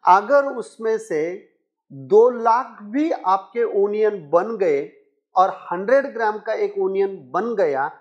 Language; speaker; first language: Hindi; non-native, local second language; Marathi